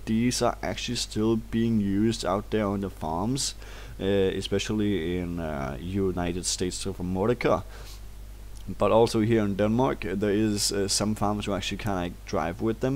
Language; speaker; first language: English; non-native, fluent; Danish